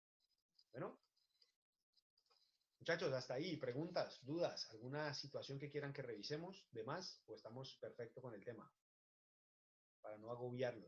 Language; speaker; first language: Spanish; native; Spanish